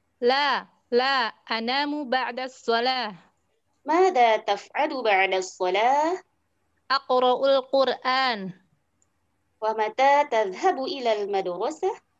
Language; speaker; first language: Arabic; non-native, learner; Indonesian